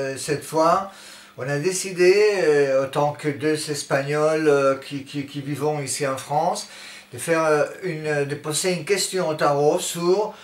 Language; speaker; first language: French; non-native, fluent; Spanish